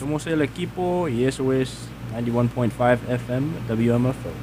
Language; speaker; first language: Spanish; non-native, learner; English